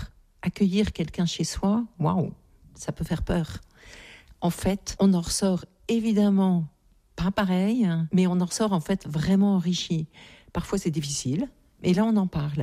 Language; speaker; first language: French; native; French